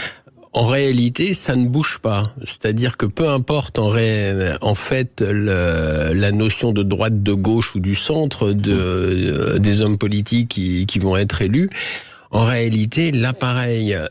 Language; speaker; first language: French; native; French